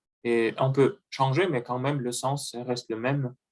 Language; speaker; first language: French; non-native, learner; Russian